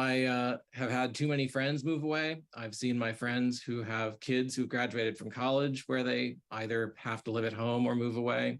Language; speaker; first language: English; native; English